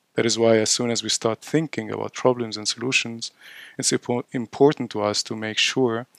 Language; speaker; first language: English; non-native, fluent; Arabic